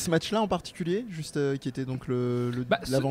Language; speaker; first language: French; native; French